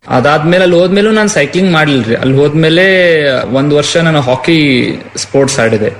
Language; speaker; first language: Kannada; native; Kannada